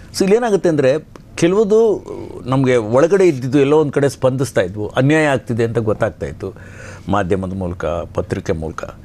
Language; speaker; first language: Kannada; native; Kannada